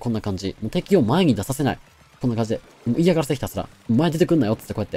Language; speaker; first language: Japanese; native; Japanese